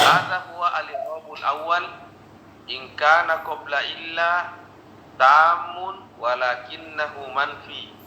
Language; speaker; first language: Arabic; non-native, fluent; Indonesian